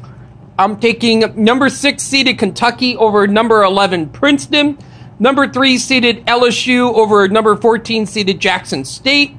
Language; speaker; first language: English; native; English